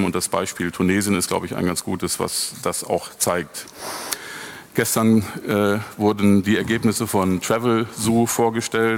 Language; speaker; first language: German; native; German